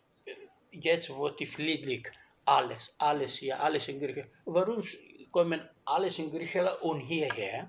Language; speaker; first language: German; non-native, learner; Greek